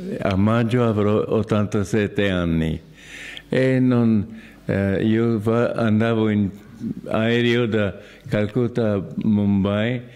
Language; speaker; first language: Italian; non-native, fluent; English